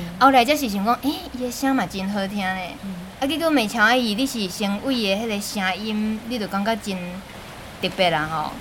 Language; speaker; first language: Chinese; native; Chinese